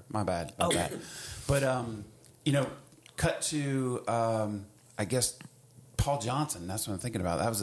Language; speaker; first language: English; native; English